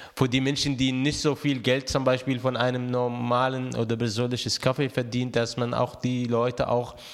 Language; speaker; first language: German; non-native, fluent; Arabic